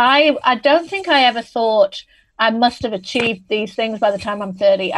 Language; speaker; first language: English; native; English